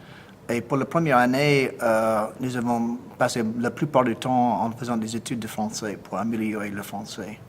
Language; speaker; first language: French; non-native, fluent; English